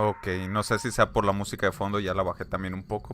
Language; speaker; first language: Spanish; native; Spanish